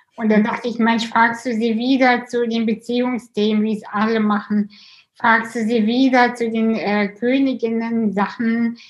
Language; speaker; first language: German; early bilingual, other home language; Russian